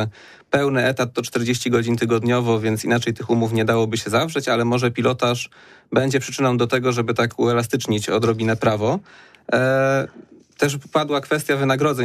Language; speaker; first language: Polish; native; Polish